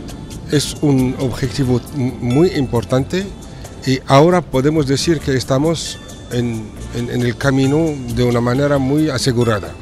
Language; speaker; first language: Spanish; non-native, fluent; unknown